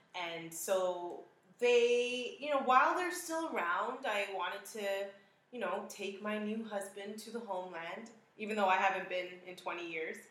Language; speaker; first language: English; early bilingual, other home language; Urdu